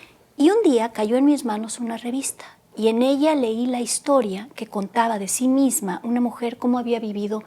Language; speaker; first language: Spanish; native; Spanish